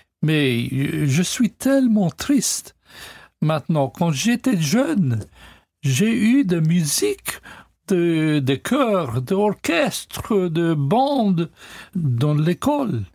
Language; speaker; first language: French; non-native, learner; English